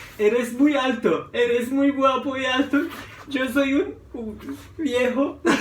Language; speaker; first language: Spanish; non-native, fluent; Turkish